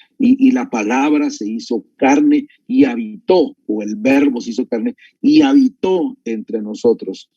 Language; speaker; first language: Spanish; native; Spanish